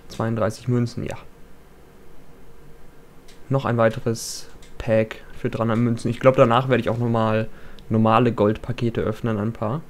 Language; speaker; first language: German; native; German